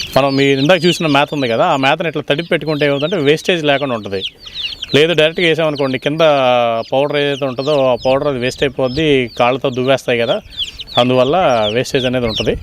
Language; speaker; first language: Telugu; native; Telugu